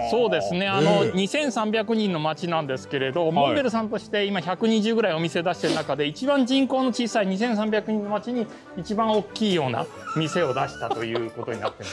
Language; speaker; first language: Japanese; native; Japanese